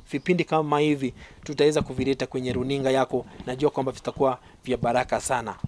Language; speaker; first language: Swahili; non-native, local second language; Gusii